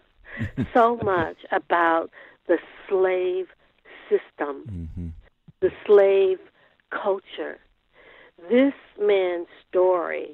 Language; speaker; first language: English; native; English